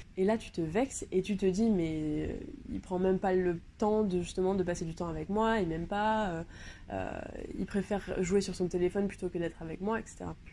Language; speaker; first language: French; native; French